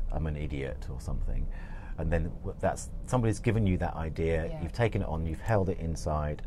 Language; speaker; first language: English; native; English